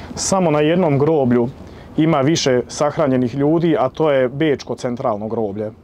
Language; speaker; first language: Croatian; early bilingual, heritage; Serbian